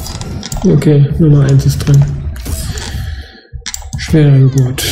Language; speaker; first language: German; native; German